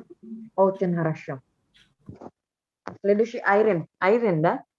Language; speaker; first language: Russian; non-native, fluent; Indonesian